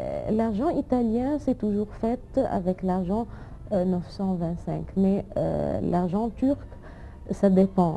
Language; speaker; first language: French; non-native, fluent; Arabic